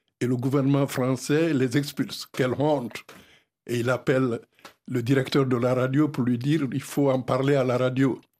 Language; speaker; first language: French; non-native, local second language; Fula